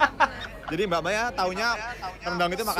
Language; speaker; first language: Indonesian; native; Indonesian